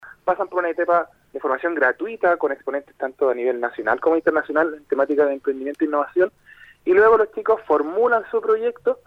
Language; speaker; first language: Spanish; native; Spanish